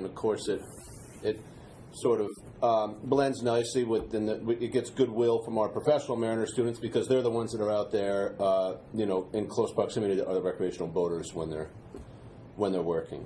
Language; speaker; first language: English; native; English